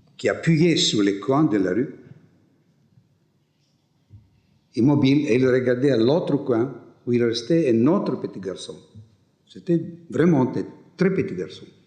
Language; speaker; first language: French; non-native, fluent; Greek